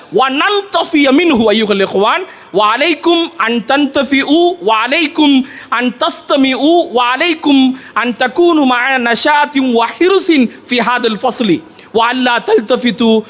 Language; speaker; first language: Arabic; non-native, fluent; Tamil